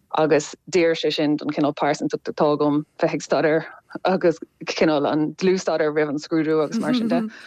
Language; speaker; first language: Irish; native; Irish